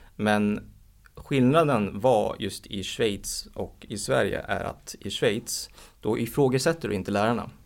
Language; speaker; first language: Swedish; early bilingual, heritage; Swedish